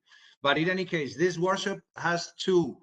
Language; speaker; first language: English; non-native, fluent; Spanish